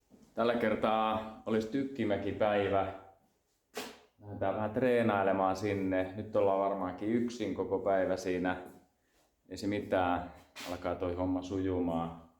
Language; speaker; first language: Finnish; native; Finnish